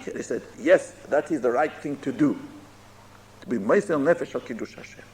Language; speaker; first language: English; non-native, fluent; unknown